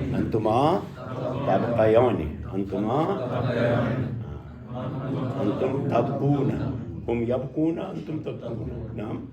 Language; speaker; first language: Arabic; non-native, fluent; Kashmiri